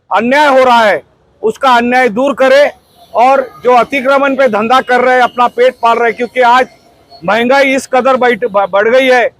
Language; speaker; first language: Hindi; non-native, local second language; Marathi